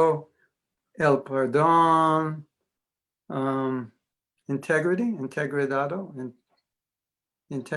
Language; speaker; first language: Spanish; non-native, learner; English